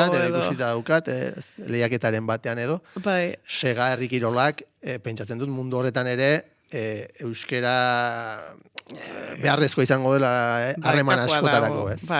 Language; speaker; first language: Basque; native; Basque